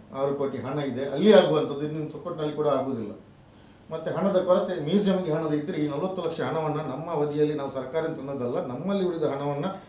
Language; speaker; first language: Kannada; non-native, local second language; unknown